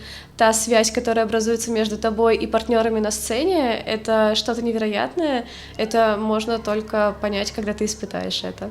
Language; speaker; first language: Russian; native; Russian